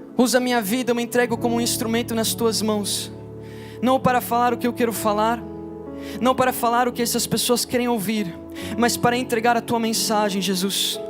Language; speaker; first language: Portuguese; non-native, fluent; English